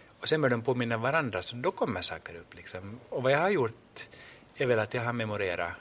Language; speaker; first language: Swedish; native; Swedish